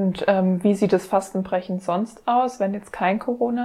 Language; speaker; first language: German; native; German